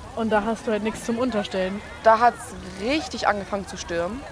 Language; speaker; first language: German; native; German